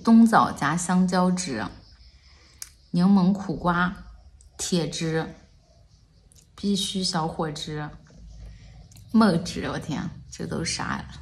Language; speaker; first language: Chinese; native; Chinese